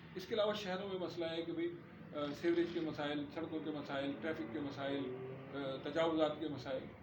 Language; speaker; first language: Urdu; native; Urdu